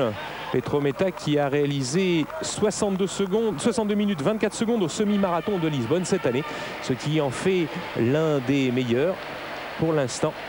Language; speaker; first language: French; native; French